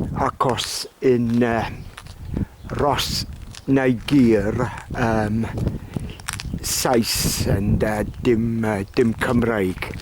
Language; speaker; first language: Welsh; non-native, learner; English